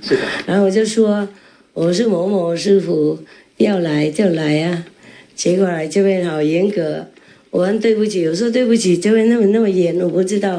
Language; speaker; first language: Chinese; non-native, fluent; Vietnamese